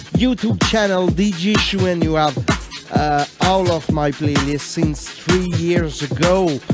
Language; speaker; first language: English; non-native, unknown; French